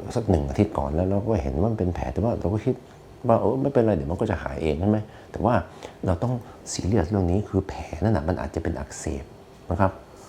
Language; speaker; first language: Thai; non-native, fluent; Norwegian